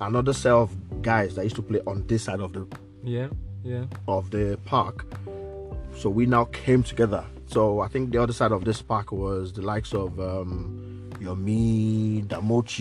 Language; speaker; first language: English; non-native, local second language; Yoruba